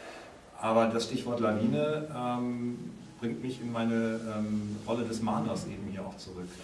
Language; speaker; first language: German; native; German